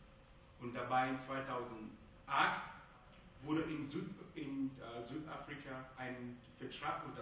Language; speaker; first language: German; non-native, fluent; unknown